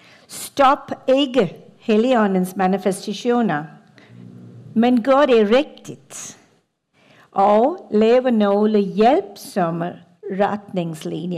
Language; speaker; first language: Danish; non-native, fluent; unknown